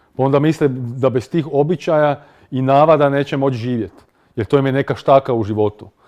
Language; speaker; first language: Croatian; native; Croatian